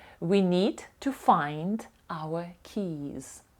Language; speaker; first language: English; non-native, fluent; Ukrainian